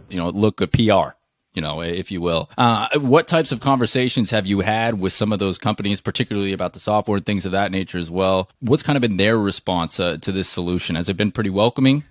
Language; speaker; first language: English; native; English